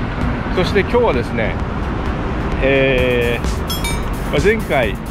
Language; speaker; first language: Japanese; native; Japanese